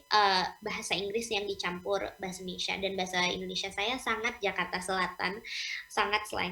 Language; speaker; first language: Indonesian; non-native, local second language; English